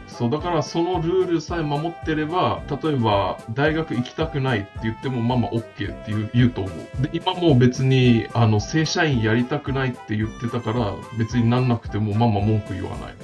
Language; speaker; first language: Japanese; native; Japanese